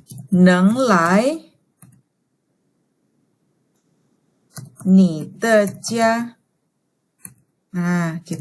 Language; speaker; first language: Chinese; non-native, fluent; Indonesian